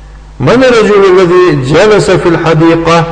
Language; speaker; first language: Arabic; non-native, fluent; Tajik